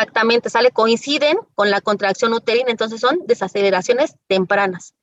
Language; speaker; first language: Spanish; native; Spanish